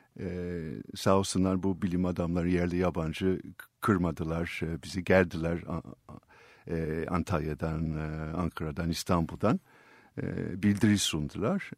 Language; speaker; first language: Turkish; non-native, fluent; English